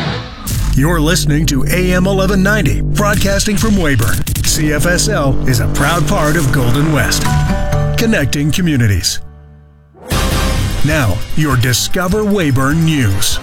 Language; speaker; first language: English; native; English